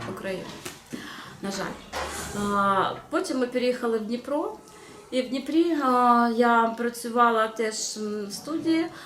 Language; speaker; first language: Ukrainian; non-native, local second language; Russian